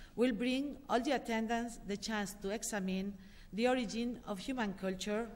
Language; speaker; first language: English; non-native, fluent; Spanish